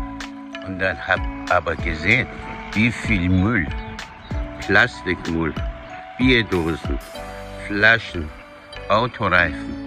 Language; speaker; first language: German; non-native, fluent; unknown